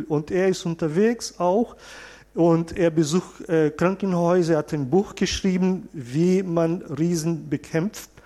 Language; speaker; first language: German; non-native, fluent; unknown